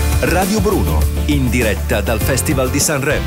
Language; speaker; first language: Italian; native; Italian